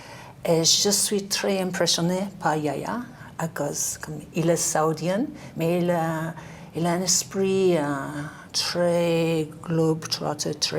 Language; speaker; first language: French; non-native, learner; English